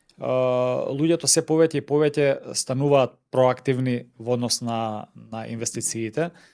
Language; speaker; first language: Macedonian; native; Macedonian